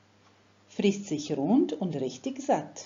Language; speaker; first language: German; non-native, fluent; Croatian